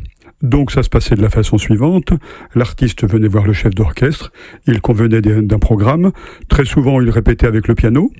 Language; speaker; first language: French; native; French